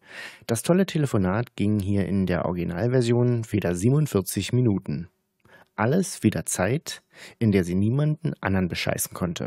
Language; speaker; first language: German; native; German